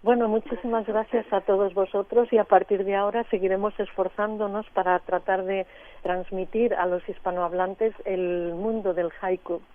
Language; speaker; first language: Spanish; native; Spanish